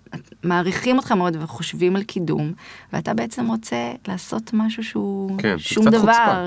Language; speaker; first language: Hebrew; native; Hebrew